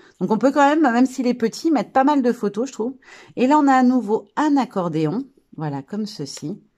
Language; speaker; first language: French; native; French